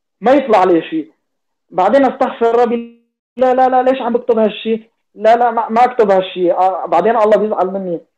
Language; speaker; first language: Arabic; non-native, local second language; Kurdish